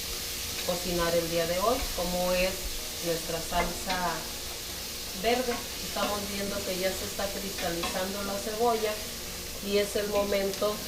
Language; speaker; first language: Spanish; native; Spanish